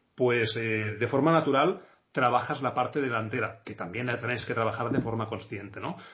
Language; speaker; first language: Spanish; non-native, local second language; Catalan